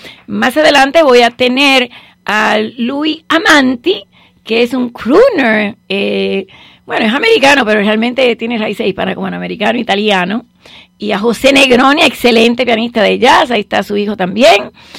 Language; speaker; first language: Spanish; native; Spanish